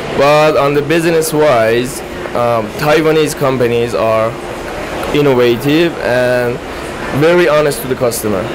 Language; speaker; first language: English; non-native, fluent; Persian